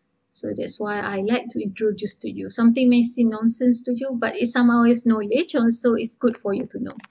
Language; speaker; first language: English; non-native, local second language; Malay